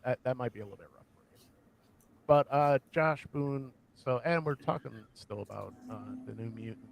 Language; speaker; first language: English; native; English